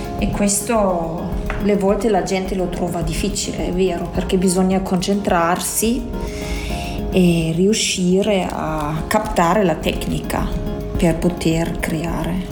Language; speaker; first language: Italian; non-native, fluent; German